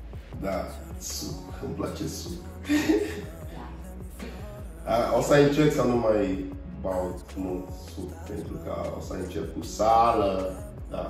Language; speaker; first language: Romanian; non-native, learner; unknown